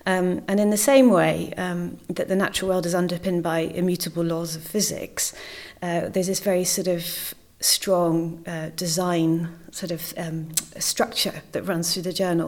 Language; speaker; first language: English; native; English